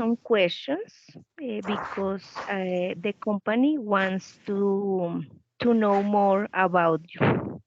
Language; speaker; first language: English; non-native, learner; Spanish